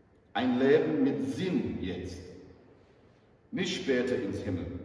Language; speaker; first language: German; non-native, fluent; English